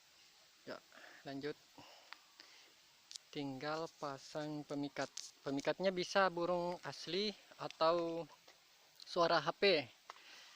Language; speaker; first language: Indonesian; native; Indonesian